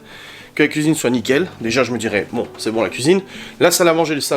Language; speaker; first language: French; native; French